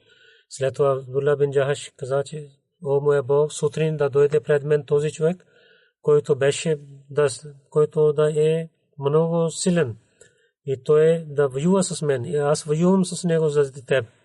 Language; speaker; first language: Bulgarian; non-native, learner; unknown